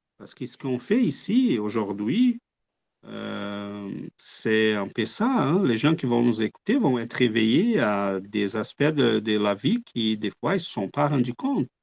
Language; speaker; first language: French; non-native, fluent; Portuguese